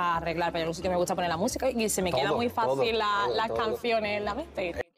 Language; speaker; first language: Spanish; native; Spanish